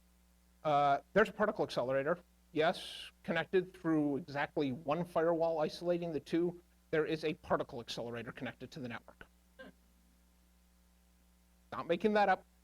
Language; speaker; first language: English; native; English